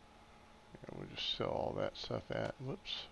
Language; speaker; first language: English; native; English